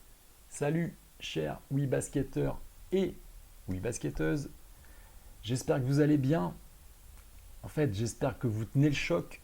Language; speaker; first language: French; native; French